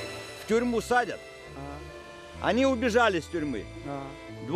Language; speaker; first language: Russian; native; Russian